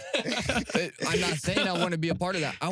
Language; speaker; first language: English; native; English